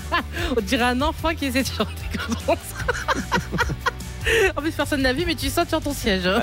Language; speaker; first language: French; native; French